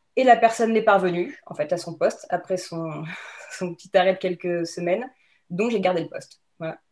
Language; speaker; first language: French; native; French